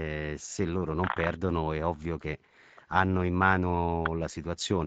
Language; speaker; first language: Italian; native; Italian